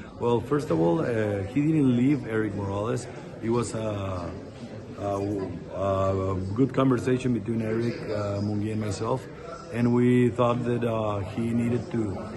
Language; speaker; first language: English; non-native, fluent; Spanish